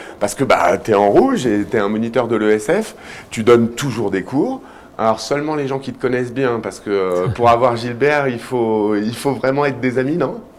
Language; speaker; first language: French; native; French